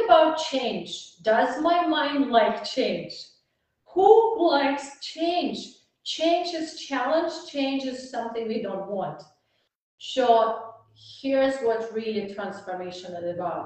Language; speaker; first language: English; non-native, fluent; Russian